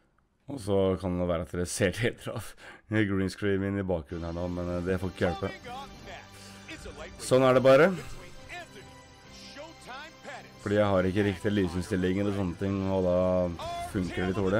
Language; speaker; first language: Norwegian; native; Norwegian